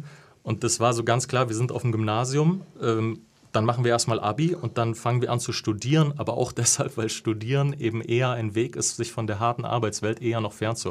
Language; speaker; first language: German; native; German